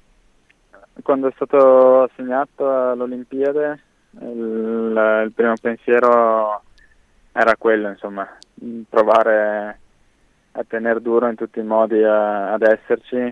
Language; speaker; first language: Italian; native; Italian